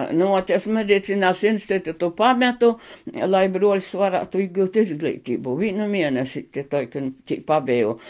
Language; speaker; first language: Latvian; native; Latvian